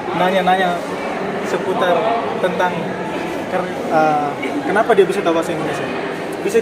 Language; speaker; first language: Indonesian; non-native, local second language; Tetum